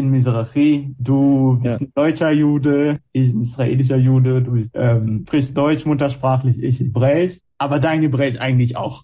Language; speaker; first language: German; non-native, fluent; Hebrew